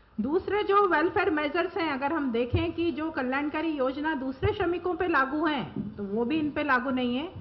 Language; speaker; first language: Hindi; native; Hindi